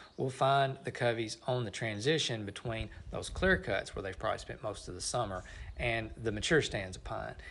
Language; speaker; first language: English; native; English